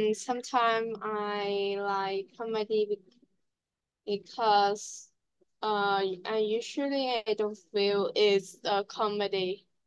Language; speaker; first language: English; non-native, learner; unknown